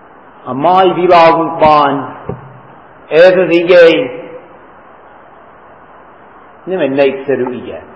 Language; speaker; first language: Hungarian; non-native, fluent; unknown